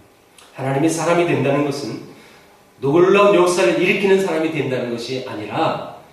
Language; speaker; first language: Korean; native; Korean